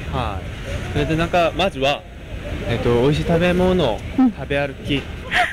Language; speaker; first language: Japanese; non-native, learner; Korean